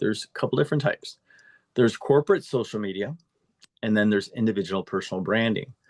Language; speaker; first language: English; native; English